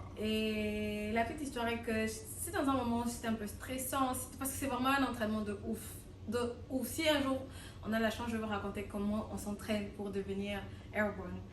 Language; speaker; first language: French; non-native, local second language; Lingala